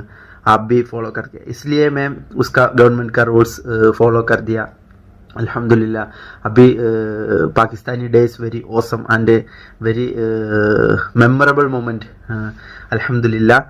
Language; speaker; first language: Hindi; non-native, local second language; Malayalam